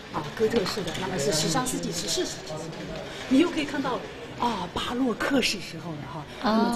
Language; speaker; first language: Chinese; native; Chinese